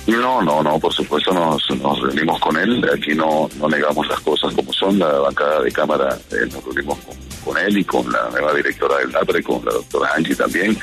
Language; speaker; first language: Spanish; native; Spanish